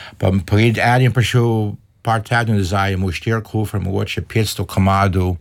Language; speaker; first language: Slovenian; early bilingual, heritage; Slovenian